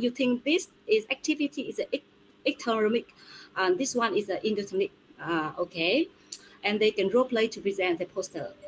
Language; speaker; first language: English; non-native, fluent; Vietnamese